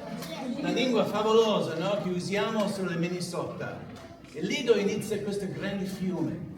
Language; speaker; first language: Italian; non-native, learner; English